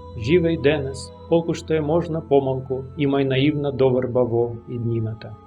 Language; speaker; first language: Macedonian; non-native, learner; Russian